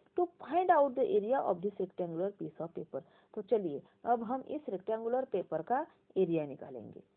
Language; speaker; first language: Hindi; non-native, local second language; Marathi